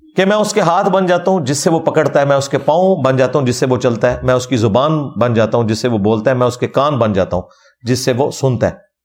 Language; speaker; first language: Urdu; non-native, local second language; Punjabi